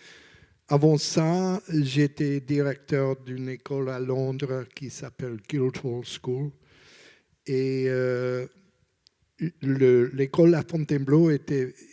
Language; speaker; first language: French; non-native, learner; English